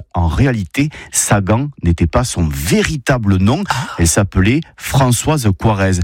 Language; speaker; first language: French; native; French